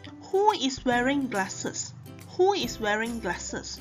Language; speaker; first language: English; non-native, local second language; Chinese